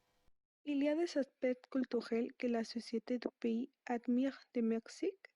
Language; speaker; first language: French; non-native, learner; Spanish